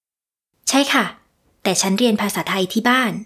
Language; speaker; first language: Thai; non-native, learner; English